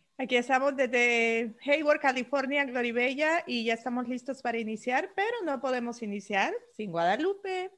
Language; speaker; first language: Spanish; native; Spanish